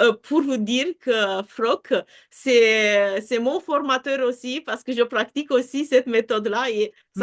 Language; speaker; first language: French; non-native, fluent; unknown